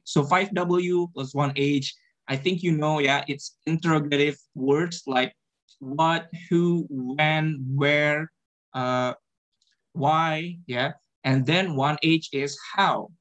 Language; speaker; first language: English; non-native, fluent; Indonesian